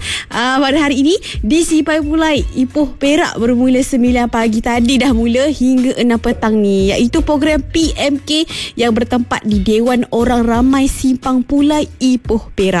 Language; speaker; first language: Malay; native; Malay